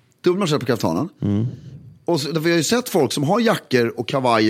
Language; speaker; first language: Swedish; native; Swedish